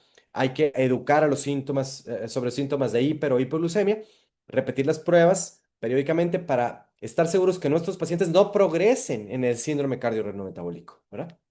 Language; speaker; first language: Spanish; native; Spanish